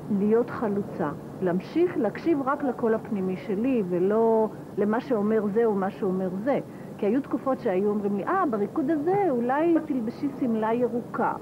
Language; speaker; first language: Hebrew; native; Hebrew